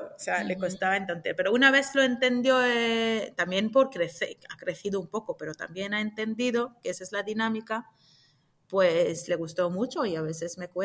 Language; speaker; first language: Spanish; non-native, fluent; Hebrew